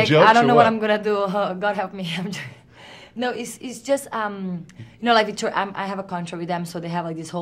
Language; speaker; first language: English; non-native, fluent; Portuguese